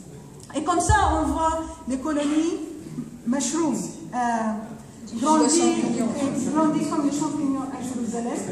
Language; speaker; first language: French; non-native, fluent; Arabic